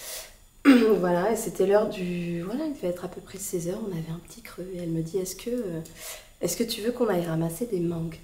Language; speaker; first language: French; native; French